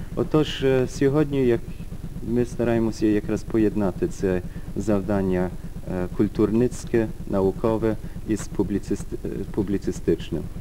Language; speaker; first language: Ukrainian; early bilingual, heritage; Ukrainian